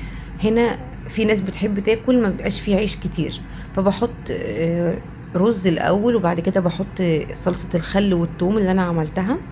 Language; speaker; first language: Arabic; native; Arabic